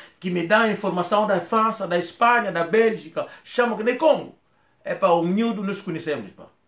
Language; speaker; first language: Portuguese; non-native, local second language; Kongo